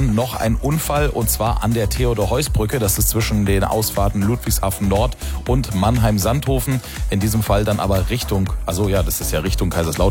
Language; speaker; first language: German; native; German